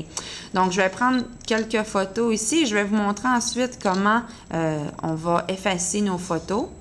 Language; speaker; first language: French; native; French